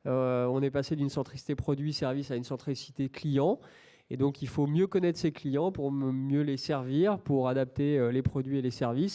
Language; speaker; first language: French; native; French